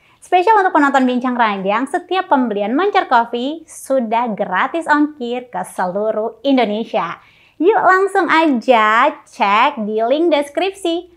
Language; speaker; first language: Indonesian; native; Indonesian